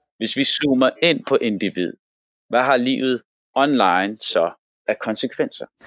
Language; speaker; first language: Danish; early bilingual, other home language; Arabic